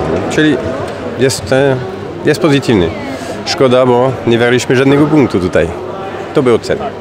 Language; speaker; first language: Polish; non-native, fluent; French